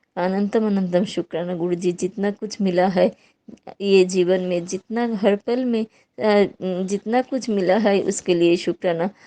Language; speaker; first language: Hindi; non-native, local second language; Bangla